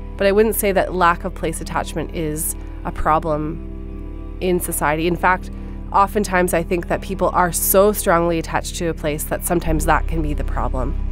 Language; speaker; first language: English; native; English